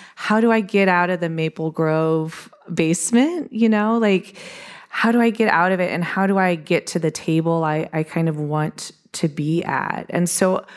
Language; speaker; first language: English; native; English